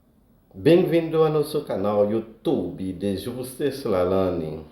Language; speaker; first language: Portuguese; non-native, learner; Haitian Creole